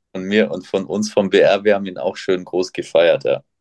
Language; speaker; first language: German; native; German